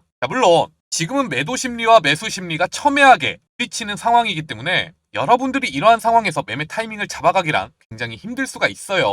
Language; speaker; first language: Korean; native; Korean